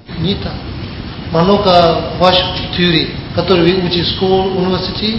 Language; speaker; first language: Russian; non-native, learner; Tibetan